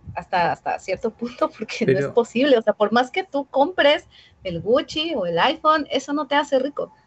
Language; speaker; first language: Spanish; native; Spanish